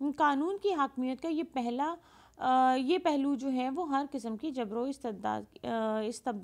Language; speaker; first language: Urdu; non-native, local second language; Punjabi